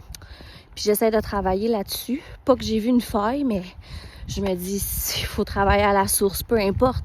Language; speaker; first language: French; native; French